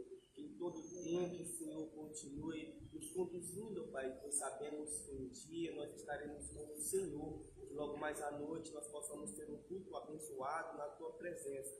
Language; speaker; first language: Portuguese; native; Portuguese